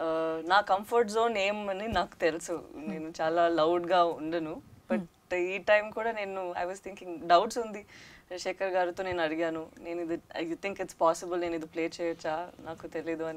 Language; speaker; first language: Telugu; non-native, local second language; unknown